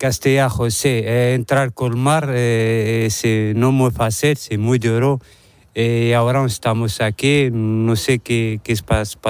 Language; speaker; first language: Spanish; non-native, learner; Arabic